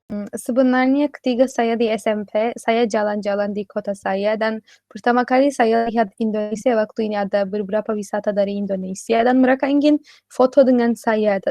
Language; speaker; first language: Indonesian; non-native, fluent; Turkish